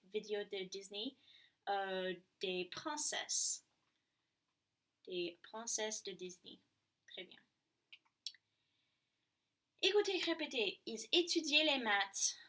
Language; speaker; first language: French; non-native, learner; English